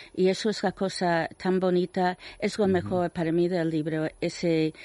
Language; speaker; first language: Spanish; non-native, fluent; English